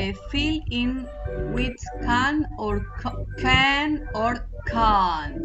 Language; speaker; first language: English; non-native, learner; Spanish